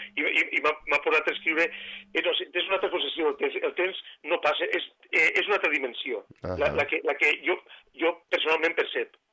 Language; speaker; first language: Catalan; non-native, local second language; Spanish